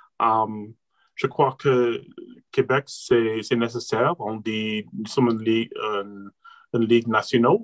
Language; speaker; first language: French; non-native, local second language; English